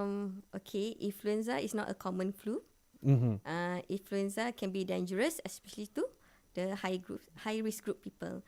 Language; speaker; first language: English; non-native, local second language; Malay